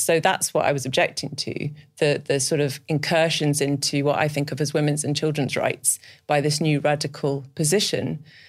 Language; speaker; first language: English; native; English